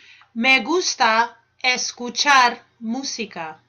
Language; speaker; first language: Spanish; non-native, fluent; English